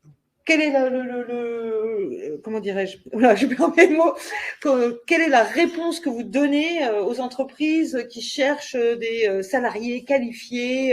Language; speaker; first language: French; native; French